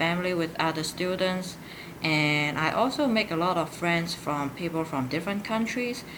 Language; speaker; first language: English; non-native, local second language; Cantonese